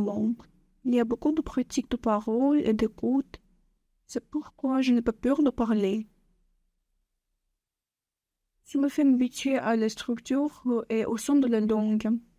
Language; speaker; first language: French; non-native, learner; Russian